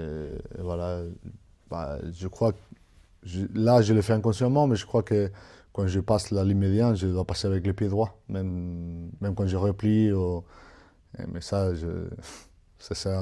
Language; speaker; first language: French; non-native, fluent; Spanish